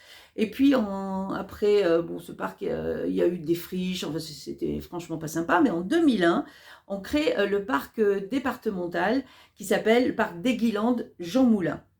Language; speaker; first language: French; native; French